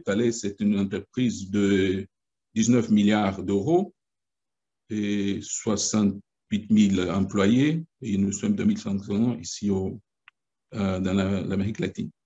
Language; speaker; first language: French; non-native, fluent; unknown